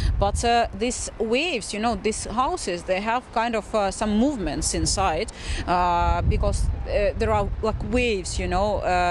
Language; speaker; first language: English; non-native, fluent; Russian